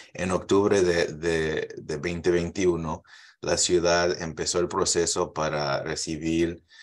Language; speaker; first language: Spanish; early bilingual, heritage; Spanish